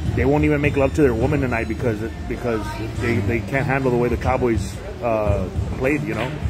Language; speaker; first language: English; early bilingual, other home language; Spanish